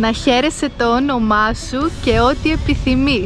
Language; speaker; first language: Greek; native; Greek